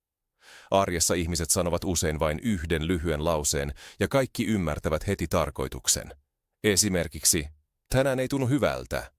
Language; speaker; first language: Finnish; non-native, fluent; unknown